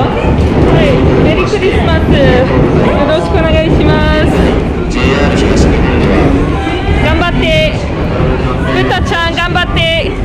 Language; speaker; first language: Japanese; non-native, learner; English